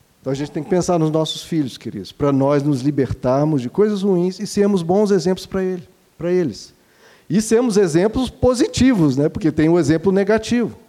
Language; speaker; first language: Portuguese; native; Portuguese